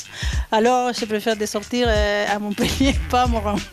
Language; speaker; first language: French; non-native, fluent; Spanish